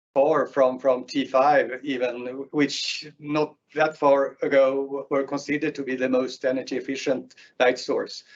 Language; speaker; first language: English; non-native, fluent; Swedish